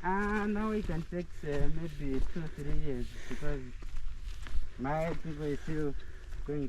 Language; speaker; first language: English; non-native, learner; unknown